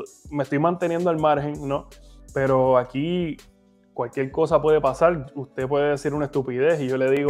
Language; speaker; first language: Spanish; native; Spanish